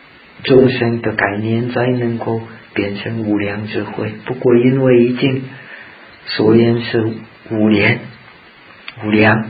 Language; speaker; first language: Chinese; non-native, fluent; Czech